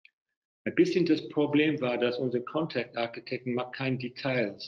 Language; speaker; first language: German; non-native, fluent; English